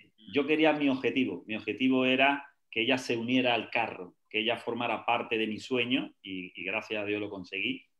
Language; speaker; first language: Spanish; native; Spanish